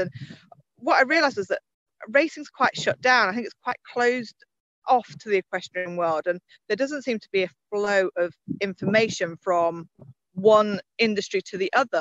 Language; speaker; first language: English; native; English